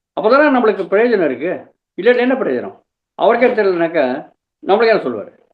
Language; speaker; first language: Tamil; non-native, local second language; Telugu